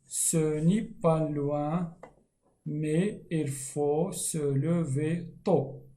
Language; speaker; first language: French; non-native, local second language; Arabic